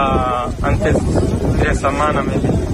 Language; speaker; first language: Spanish; non-native, learner; Arabic